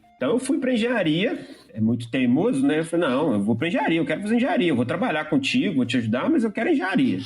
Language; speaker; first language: Portuguese; native; Portuguese